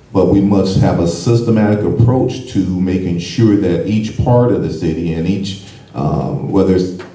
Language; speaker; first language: English; native; English